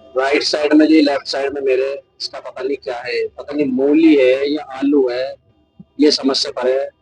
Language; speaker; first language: Hindi; native; Hindi